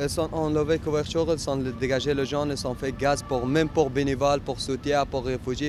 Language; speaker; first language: French; non-native, learner; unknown